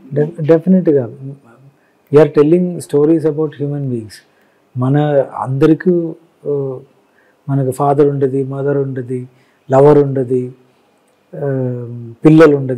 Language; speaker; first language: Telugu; non-native, learner; Malayalam